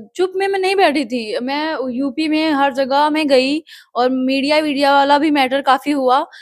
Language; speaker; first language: Hindi; native; Hindi